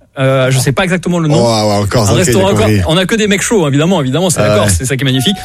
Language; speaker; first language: French; native; French